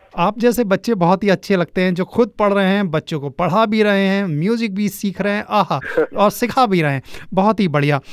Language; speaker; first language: Hindi; native; Hindi